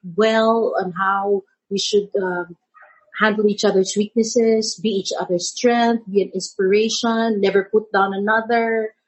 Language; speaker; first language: English; non-native, local second language; Filipino